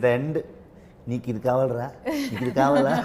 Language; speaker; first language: Telugu; non-native, learner; Kannada